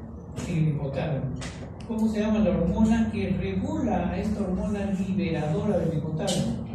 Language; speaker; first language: Spanish; native; Spanish